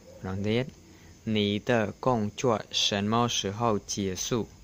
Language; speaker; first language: Chinese; non-native, learner; Khmer